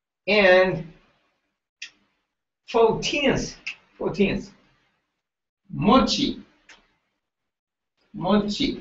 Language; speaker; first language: English; non-native, learner; Japanese